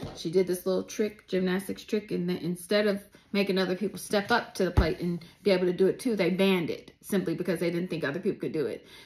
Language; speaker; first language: English; native; English